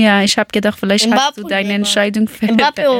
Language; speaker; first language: German; non-native, learner; Persian